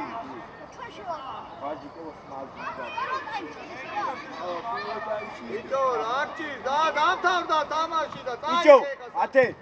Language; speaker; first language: Georgian; native; Georgian